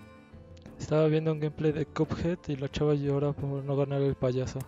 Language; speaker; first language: Spanish; native; Spanish